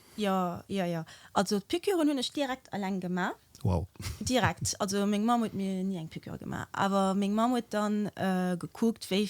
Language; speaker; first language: Luxembourgish; early bilingual, other home language; Portuguese